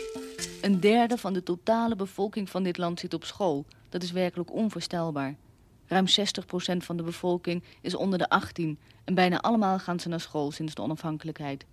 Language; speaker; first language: Dutch; native; Dutch